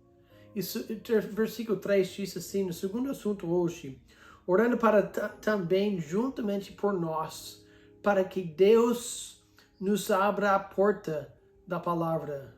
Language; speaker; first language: Portuguese; non-native, fluent; English